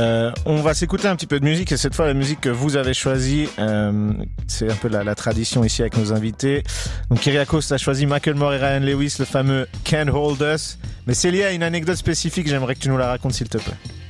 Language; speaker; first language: French; native; French